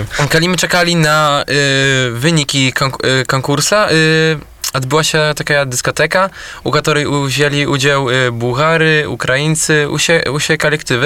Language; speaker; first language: Polish; non-native, local second language; Belarusian